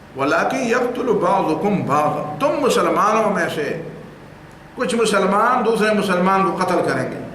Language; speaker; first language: Urdu; non-native, local second language; Pashto